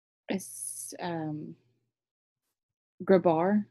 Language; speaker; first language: Spanish; non-native, learner; English